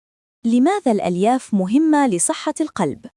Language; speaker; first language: Arabic; native; Arabic